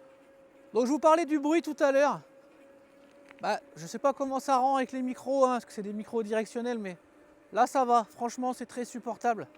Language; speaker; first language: French; native; French